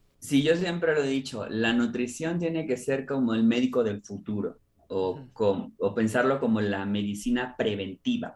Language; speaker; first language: Spanish; native; Spanish